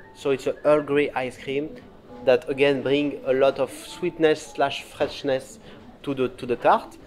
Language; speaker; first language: English; non-native, fluent; French